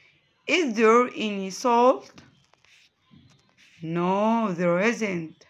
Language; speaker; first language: English; non-native, fluent; Arabic